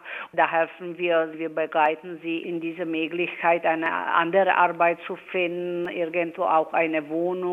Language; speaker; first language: German; non-native, fluent; Czech